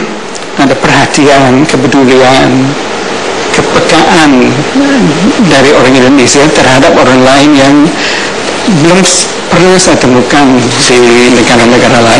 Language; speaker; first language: Indonesian; non-native, fluent; English